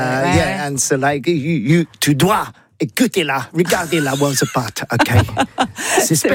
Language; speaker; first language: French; non-native, learner; English